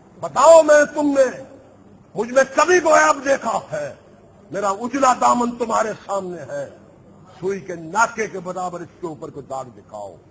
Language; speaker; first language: Urdu; non-native, local second language; Punjabi